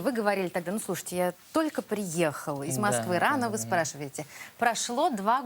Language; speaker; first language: Russian; native; Russian